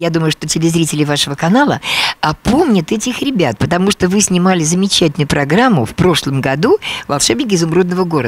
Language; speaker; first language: Russian; native; Russian